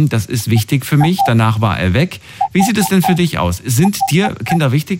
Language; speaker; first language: German; native; German